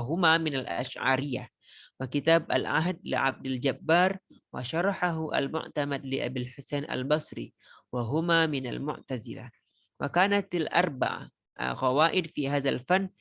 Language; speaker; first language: Arabic; non-native, fluent; Indonesian